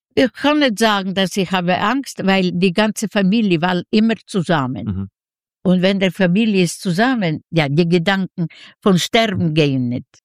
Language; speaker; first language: German; non-native, learner; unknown